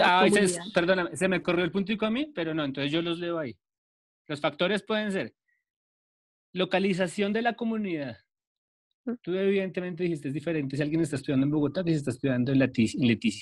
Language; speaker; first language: Spanish; native; Spanish